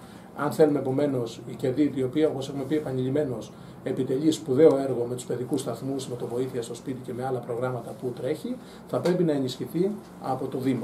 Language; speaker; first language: Greek; native; Greek